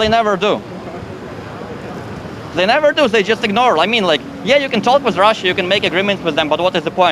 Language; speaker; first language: English; non-native, fluent; Russian